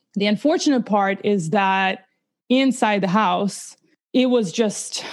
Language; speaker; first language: English; early bilingual, other home language; Russian